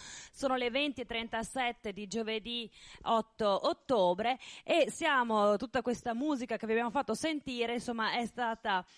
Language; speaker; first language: Italian; native; Italian